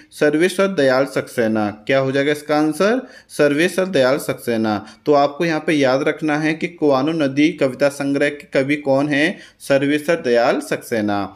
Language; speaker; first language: Hindi; native; Hindi